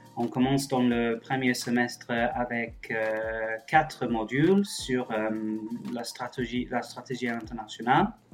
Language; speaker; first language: French; non-native, fluent; English